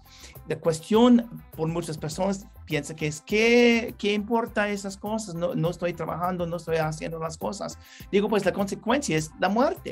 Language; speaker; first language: Spanish; non-native, learner; English